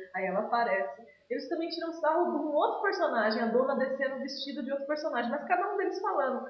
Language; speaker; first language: Portuguese; native; Portuguese